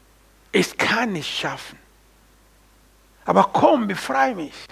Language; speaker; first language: German; non-native, learner; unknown